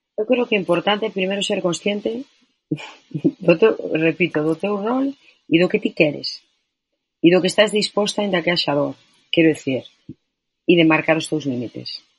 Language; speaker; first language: Galician; non-native, local second language; Spanish